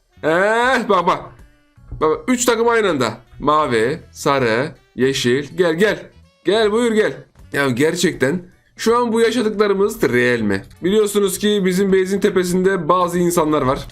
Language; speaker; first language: Turkish; native; Turkish